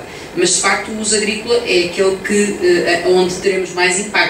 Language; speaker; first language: Portuguese; native; Portuguese